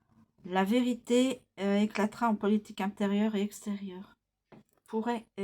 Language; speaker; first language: French; native; French